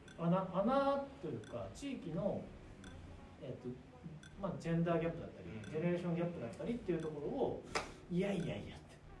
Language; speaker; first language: Japanese; native; Japanese